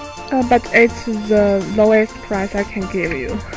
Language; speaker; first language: English; non-native, learner; Chinese